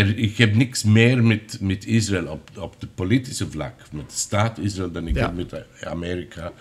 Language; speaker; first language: Dutch; non-native, fluent; English